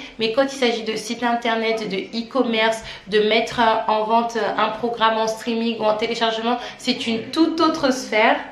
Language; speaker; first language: French; native; French